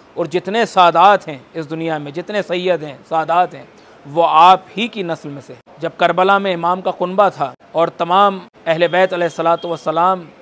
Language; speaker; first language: Hindi; native; Hindi